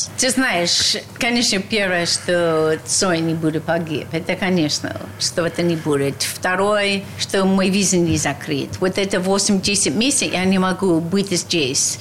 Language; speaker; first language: Russian; non-native, learner; English